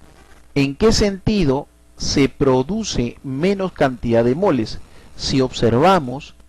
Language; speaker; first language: Spanish; native; Spanish